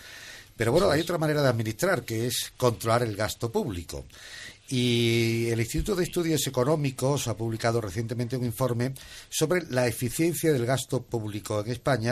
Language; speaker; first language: Spanish; native; Spanish